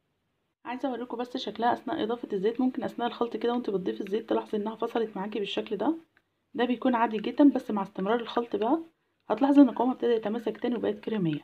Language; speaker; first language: Arabic; native; Arabic